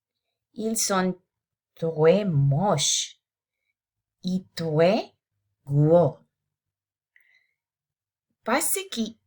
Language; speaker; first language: French; non-native, learner; English